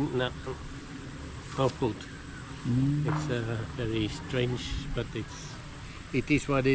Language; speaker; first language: English; non-native, learner; Dutch